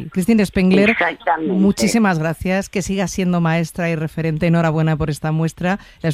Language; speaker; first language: Spanish; native; Spanish